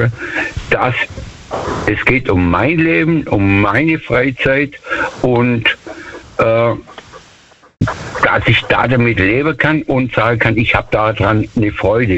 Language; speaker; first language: German; native; German